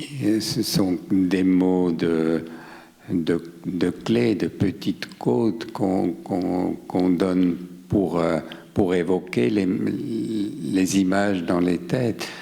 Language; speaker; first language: French; non-native, local second language; German